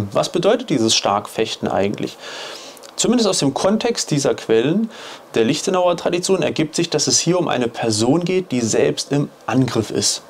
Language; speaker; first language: German; native; German